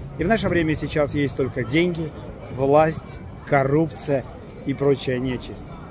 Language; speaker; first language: Russian; native; Russian